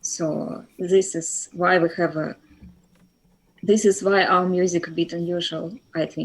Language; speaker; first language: English; non-native, fluent; Russian